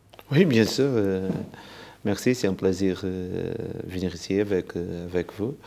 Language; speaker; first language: French; non-native, fluent; Portuguese